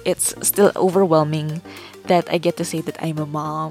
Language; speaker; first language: English; non-native, local second language; Filipino